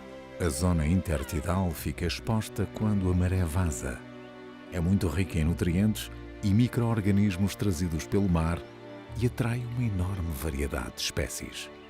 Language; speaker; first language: Portuguese; native; Portuguese